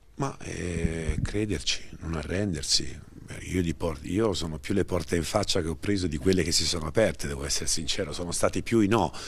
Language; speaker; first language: Italian; native; Italian